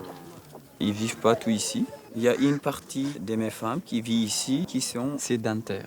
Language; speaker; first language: French; non-native, local second language; Fula